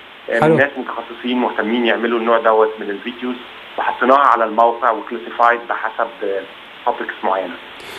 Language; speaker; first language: Arabic; native; Arabic